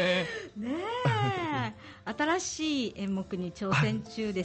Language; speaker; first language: Japanese; native; Japanese